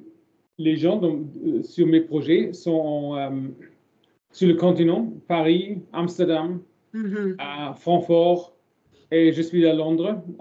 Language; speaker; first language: French; non-native, learner; German